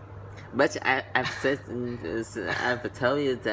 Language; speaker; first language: English; non-native, learner; Vietnamese